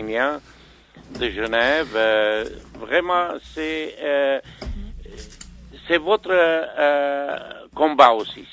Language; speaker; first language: French; non-native, fluent; Armenian